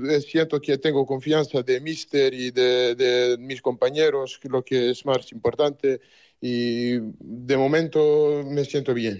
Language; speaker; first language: Spanish; non-native, learner; Serbian